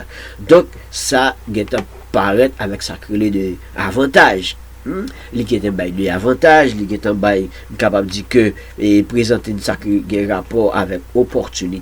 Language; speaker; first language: French; non-native, local second language; Haitian Creole